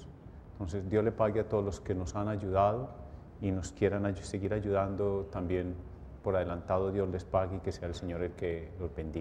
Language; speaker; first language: Spanish; native; Spanish